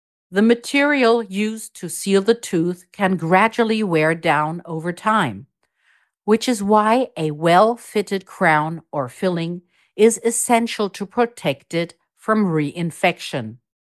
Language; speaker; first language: English; non-native, fluent; German